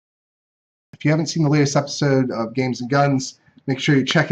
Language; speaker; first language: English; native; English